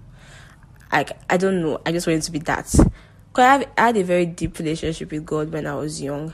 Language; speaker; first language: English; non-native, local second language; Yoruba